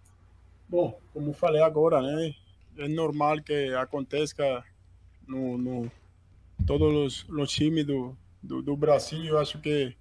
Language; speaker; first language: Portuguese; non-native, fluent; Spanish